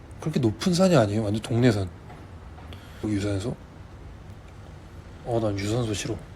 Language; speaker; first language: Korean; native; Korean